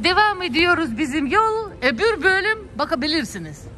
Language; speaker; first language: Turkish; non-native, learner; Russian